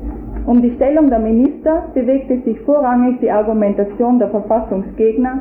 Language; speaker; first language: German; native; German